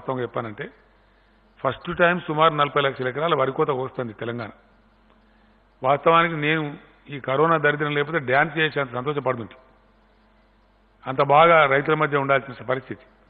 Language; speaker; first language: Telugu; native; Telugu